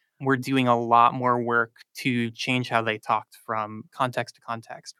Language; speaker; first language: English; native; English